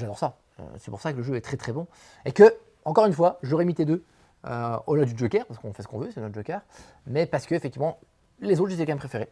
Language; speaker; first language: French; native; French